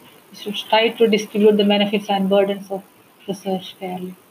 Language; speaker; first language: English; non-native, local second language; Malayalam